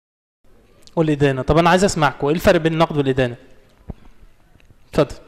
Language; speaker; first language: Arabic; native; Arabic